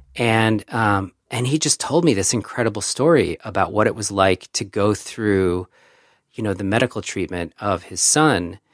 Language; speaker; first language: English; native; English